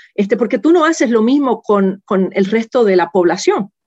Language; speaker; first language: Spanish; native; Spanish